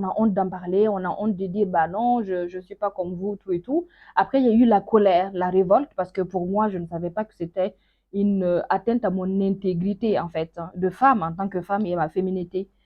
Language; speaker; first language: French; non-native, local second language; Mossi